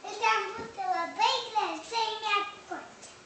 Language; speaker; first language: Lithuanian; early bilingual, heritage; Lithuanian